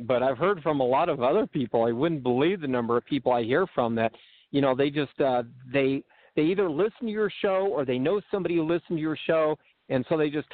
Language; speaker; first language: English; native; English